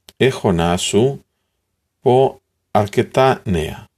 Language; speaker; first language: Greek; non-native, learner; Spanish